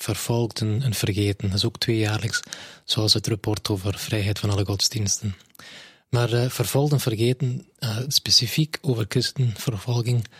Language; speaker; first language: Dutch; non-native, fluent; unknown